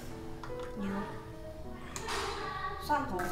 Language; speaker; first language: Chinese; native; Chinese